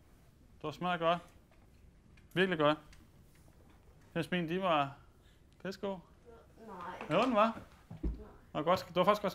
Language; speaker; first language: Danish; native; Danish